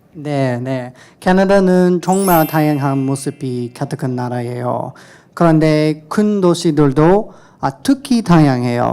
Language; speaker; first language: Korean; non-native, learner; English